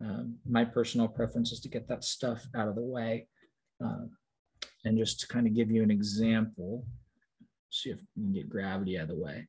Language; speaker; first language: English; native; English